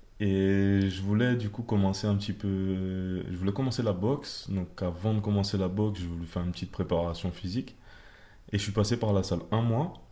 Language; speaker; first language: French; native; French